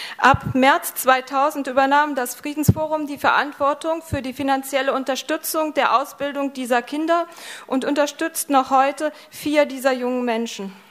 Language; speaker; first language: German; native; German